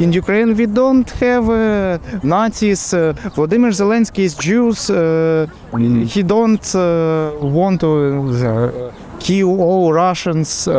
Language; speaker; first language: English; non-native, learner; Ukrainian